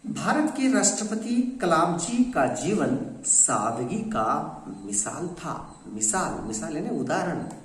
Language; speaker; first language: Hindi; non-native, local second language; Kannada